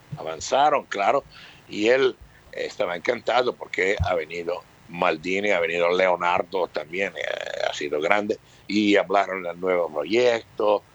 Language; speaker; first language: Spanish; non-native, fluent; Italian